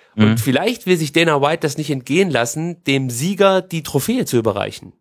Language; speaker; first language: German; native; German